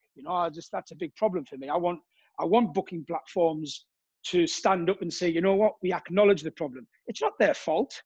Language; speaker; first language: English; native; English